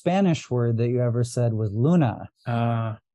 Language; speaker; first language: English; early bilingual, other home language; Arabic